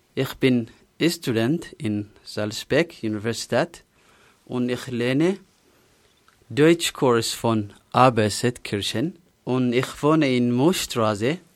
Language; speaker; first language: German; non-native, learner; Somali